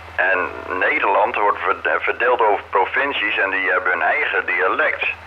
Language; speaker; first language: Dutch; native; Dutch